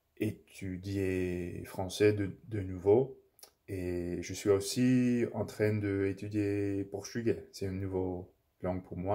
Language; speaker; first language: French; non-native, local second language; English